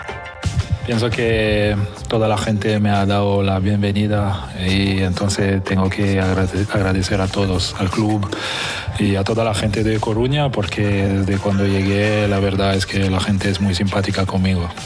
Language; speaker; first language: Spanish; non-native, fluent; French